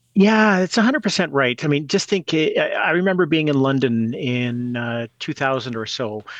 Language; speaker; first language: English; native; English